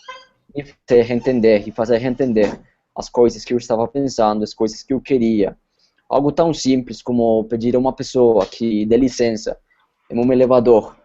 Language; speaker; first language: Portuguese; non-native, fluent; Spanish